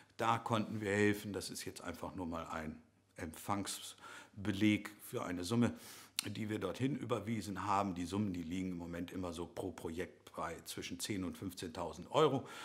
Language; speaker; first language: German; native; German